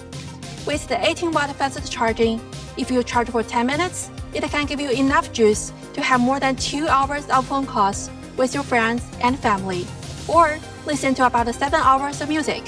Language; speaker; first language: English; non-native, fluent; Chinese